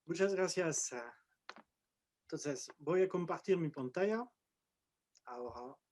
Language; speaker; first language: Spanish; non-native, fluent; French